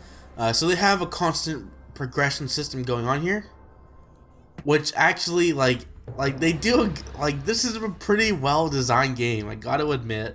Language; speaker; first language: English; native; English